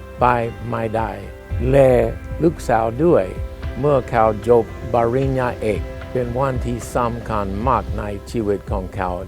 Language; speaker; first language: Thai; non-native, fluent; English